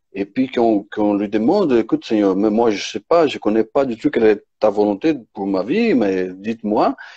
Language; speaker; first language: French; non-native, fluent; Portuguese